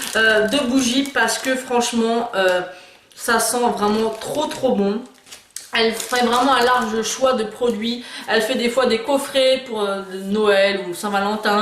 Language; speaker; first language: French; native; French